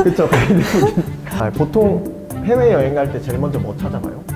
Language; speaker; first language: Korean; native; Korean